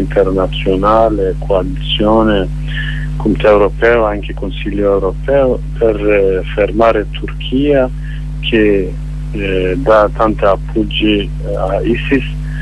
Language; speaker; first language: Italian; non-native, learner; Kurdish